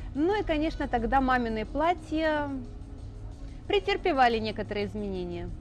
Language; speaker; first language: Russian; native; Russian